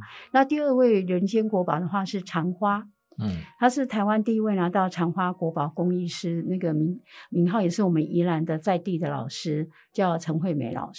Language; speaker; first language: Chinese; native; Chinese